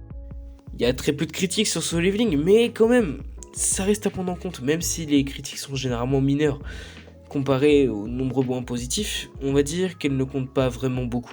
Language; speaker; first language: French; native; French